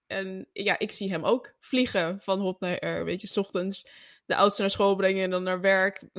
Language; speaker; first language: Dutch; native; Dutch